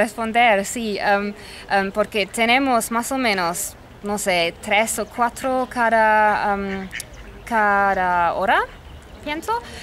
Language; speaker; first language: Spanish; non-native, fluent; English